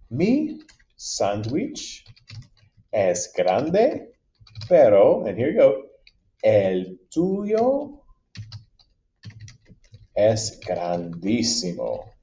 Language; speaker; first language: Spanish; non-native, fluent; English